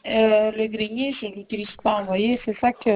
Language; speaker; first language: French; non-native, fluent; Italian